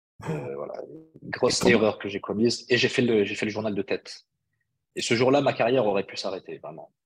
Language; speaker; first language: French; early bilingual, other home language; Arabic